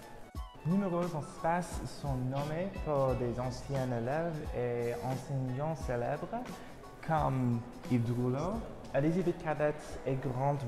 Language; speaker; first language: French; non-native, learner; English